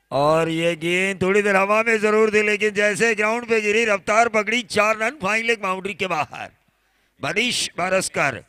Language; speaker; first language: Hindi; non-native, local second language; Marathi